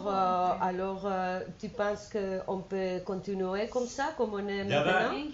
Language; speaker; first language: French; non-native, fluent; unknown